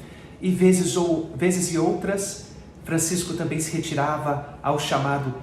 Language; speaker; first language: Portuguese; native; Portuguese